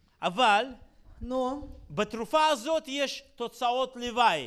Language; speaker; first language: Hebrew; non-native, fluent; Russian